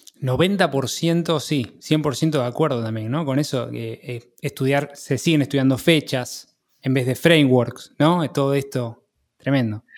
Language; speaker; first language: Spanish; native; Spanish